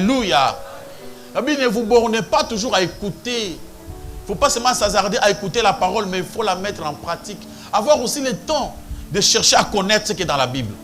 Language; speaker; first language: French; non-native, local second language; Lingala